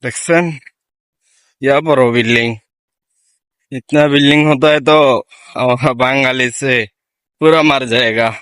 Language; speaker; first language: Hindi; non-native, learner; Bangla